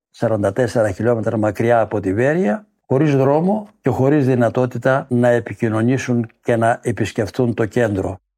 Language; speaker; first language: Greek; native; Greek